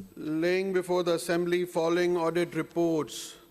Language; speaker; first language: English; non-native, local second language; Urdu